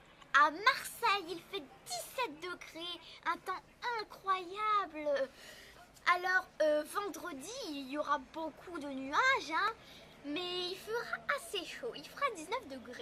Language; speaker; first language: French; native; French